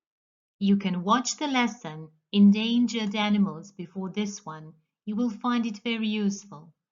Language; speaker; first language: English; non-native, fluent; Croatian